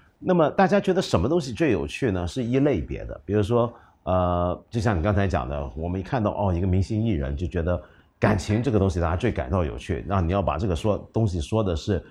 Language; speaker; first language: Chinese; non-native, local second language; Cantonese